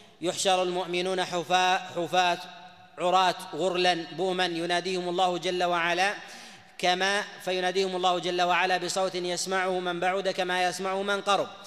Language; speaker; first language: Arabic; native; Arabic